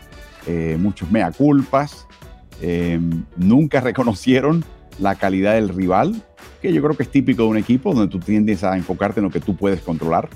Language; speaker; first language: Spanish; native; Spanish